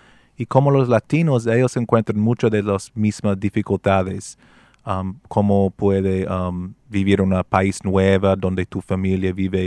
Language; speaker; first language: Spanish; non-native, fluent; English